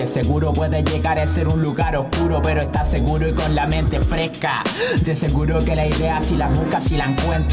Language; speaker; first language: Spanish; native; Spanish